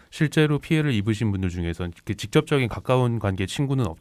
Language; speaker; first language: Korean; native; Korean